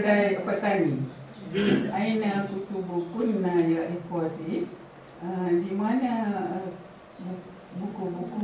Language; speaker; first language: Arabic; non-native, learner; Malay